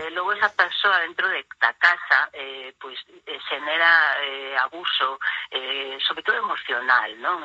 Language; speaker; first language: Galician; non-native, local second language; Spanish